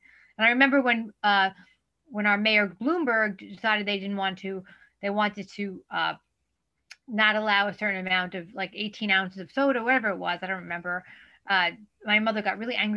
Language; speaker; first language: English; native; English